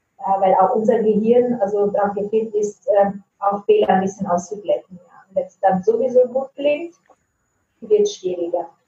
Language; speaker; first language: German; non-native, fluent; Italian